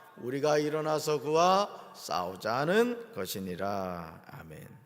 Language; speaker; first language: Korean; native; Korean